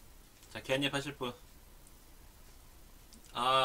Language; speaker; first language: Korean; native; Korean